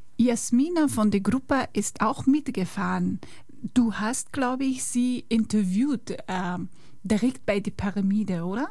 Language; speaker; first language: German; non-native, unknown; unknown